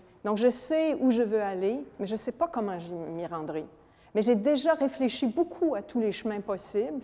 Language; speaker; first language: French; native; French